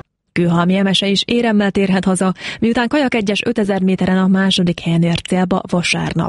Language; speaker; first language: Hungarian; native; Hungarian